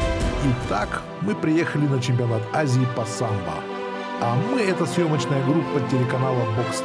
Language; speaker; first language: Russian; native; Russian